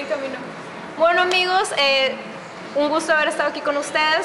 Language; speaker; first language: Spanish; native; Spanish